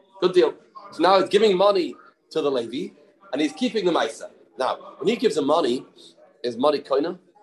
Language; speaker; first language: English; native; English